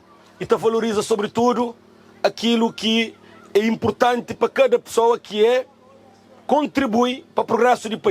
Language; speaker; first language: Portuguese; non-native, local second language; Kabuverdianu